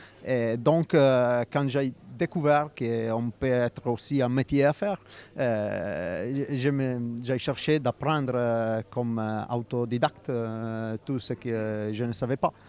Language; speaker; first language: French; non-native, fluent; Italian